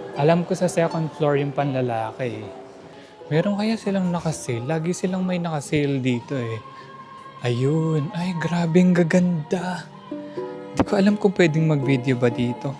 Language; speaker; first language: Filipino; native; Filipino